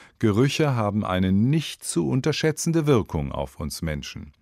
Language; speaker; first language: German; native; German